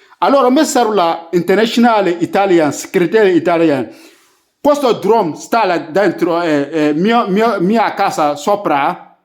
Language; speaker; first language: Italian; non-native, learner; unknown